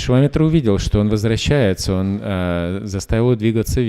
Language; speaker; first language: Russian; native; Russian